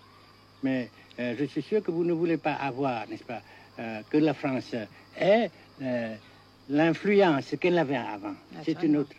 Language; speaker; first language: French; non-native, fluent; Vietnamese